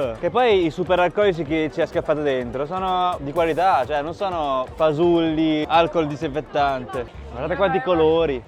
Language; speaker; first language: Italian; early bilingual, other home language; Chinese